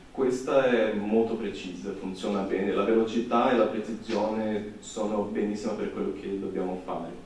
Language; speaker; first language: Italian; non-native, fluent; Portuguese